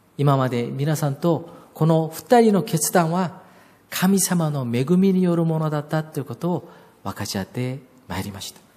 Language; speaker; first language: Japanese; non-native, fluent; Korean